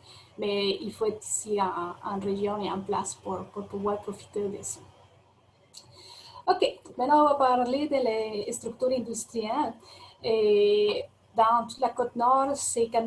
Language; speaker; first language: French; non-native, fluent; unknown